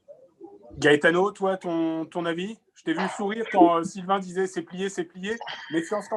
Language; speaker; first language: French; native; French